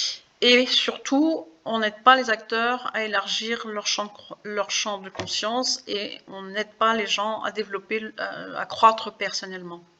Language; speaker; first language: French; native; French